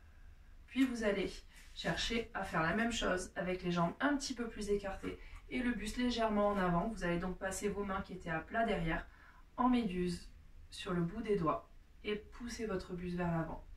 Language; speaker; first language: French; native; French